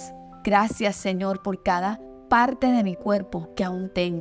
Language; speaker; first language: Spanish; native; Spanish